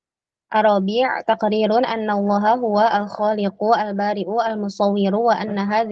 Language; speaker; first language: Arabic; non-native, learner; Indonesian